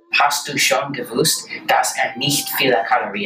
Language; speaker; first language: German; non-native, learner; English